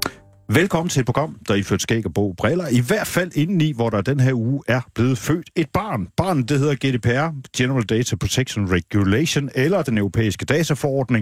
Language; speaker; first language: Danish; native; Danish